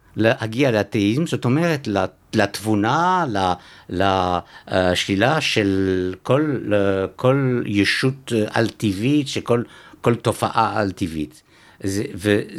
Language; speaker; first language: Hebrew; non-native, fluent; French